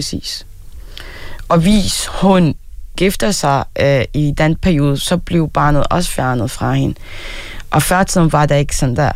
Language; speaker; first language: Danish; non-native, fluent; Arabic